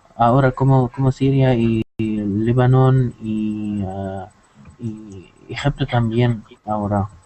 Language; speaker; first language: Spanish; non-native, learner; Arabic